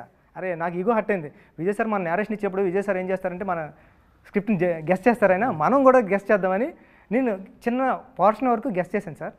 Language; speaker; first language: Telugu; native; Telugu